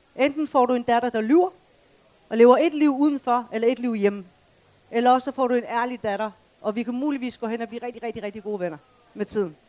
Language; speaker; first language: Danish; early bilingual, other home language; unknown